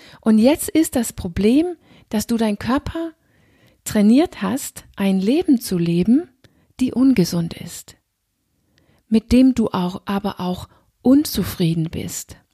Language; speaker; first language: German; non-native, fluent; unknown